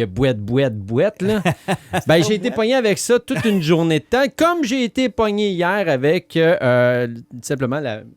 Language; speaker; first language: French; native; French